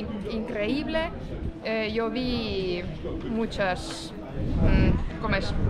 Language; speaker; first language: Spanish; non-native, fluent; Estonian